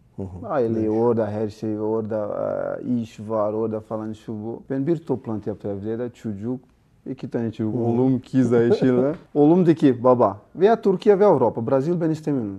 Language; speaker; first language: Turkish; non-native, learner; Portuguese